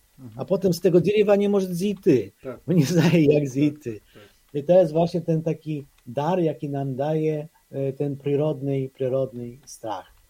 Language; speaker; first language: Polish; non-native, fluent; Ukrainian